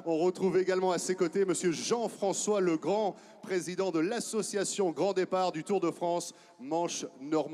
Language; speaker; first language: French; native; French